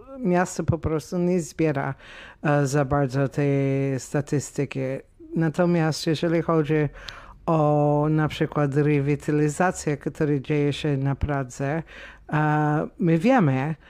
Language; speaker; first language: Polish; non-native, fluent; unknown